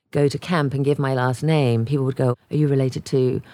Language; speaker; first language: English; native; English